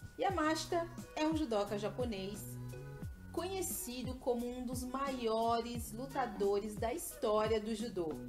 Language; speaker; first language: Portuguese; native; Portuguese